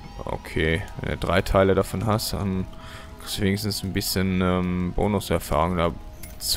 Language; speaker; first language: German; native; German